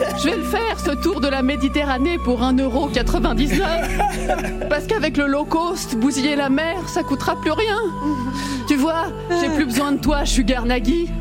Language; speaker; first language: French; native; French